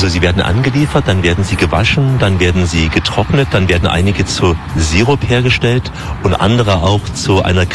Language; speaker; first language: German; native; German